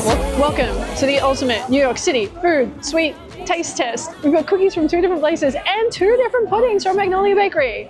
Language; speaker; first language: English; native; English